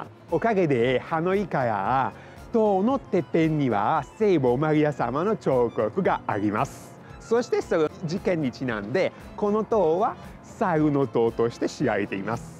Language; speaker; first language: Japanese; non-native, fluent; Italian